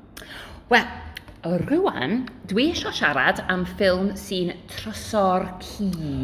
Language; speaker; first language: Welsh; non-native, learner; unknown